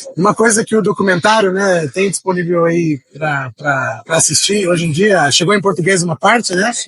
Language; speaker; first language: Portuguese; native; Portuguese